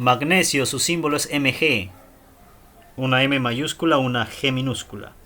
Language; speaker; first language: Spanish; native; Spanish